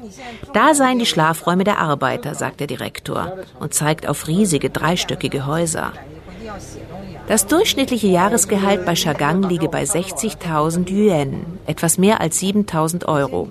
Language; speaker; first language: German; native; German